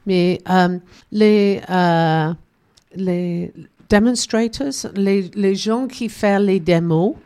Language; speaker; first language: French; non-native, learner; English